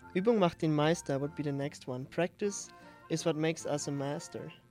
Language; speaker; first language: English; non-native, fluent; German